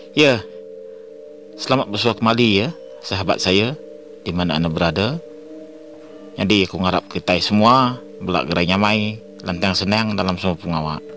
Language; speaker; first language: Malay; non-native, local second language; Iban